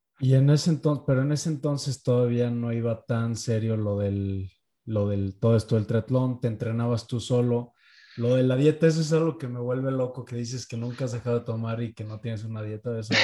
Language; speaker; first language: Spanish; native; Spanish